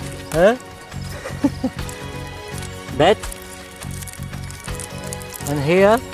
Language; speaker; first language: English; non-native, learner; Slovak